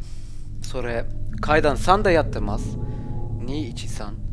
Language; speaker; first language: Japanese; non-native, learner; German